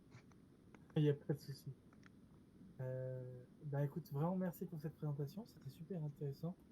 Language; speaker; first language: French; native; French